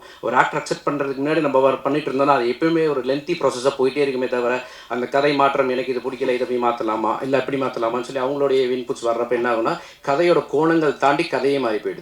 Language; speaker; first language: Tamil; native; Tamil